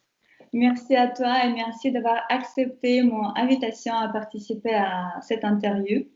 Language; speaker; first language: French; non-native, fluent; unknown